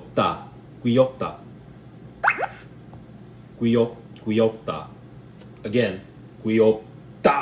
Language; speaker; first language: Korean; non-native, learner; English